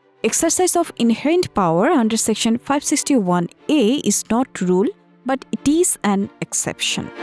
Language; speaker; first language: English; non-native, local second language; Bangla